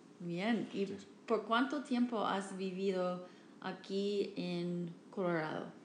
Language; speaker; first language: Spanish; non-native, learner; English